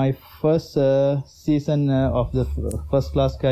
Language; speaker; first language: English; non-native, local second language; Sinhala